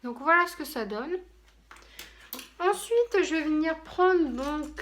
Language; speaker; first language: French; native; French